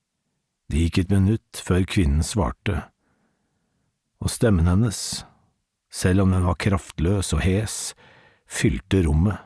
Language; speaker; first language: Norwegian; native; Norwegian